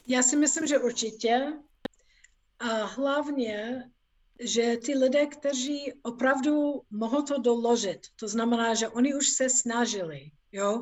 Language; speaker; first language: Czech; non-native, fluent; English